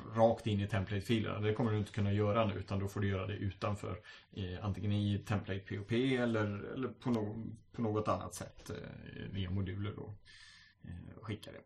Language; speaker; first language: Swedish; native; Swedish